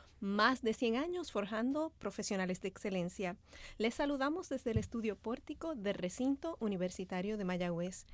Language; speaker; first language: Spanish; native; Spanish